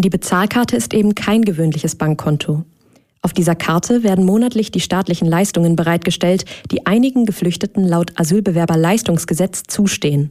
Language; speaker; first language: German; native; German